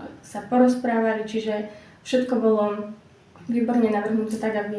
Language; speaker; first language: Slovak; native; Slovak